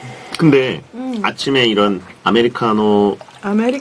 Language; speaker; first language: Korean; native; Korean